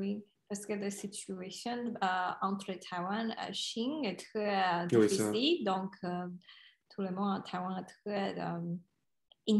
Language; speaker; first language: French; non-native, learner; Chinese